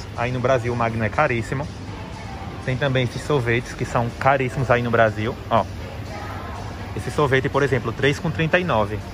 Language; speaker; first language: Portuguese; native; Portuguese